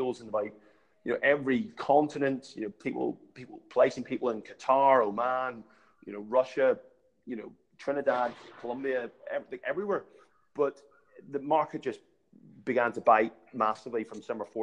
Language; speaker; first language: English; native; English